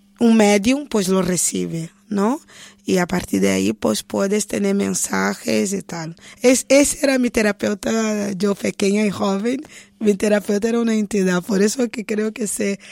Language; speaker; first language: Spanish; non-native, fluent; Portuguese